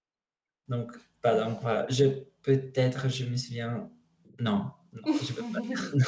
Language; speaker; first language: French; non-native, learner; Italian